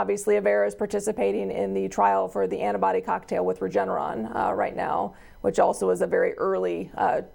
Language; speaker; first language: English; native; English